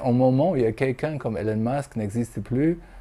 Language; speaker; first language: French; non-native, fluent; German